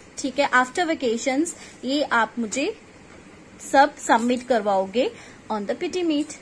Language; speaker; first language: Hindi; non-native, local second language; Punjabi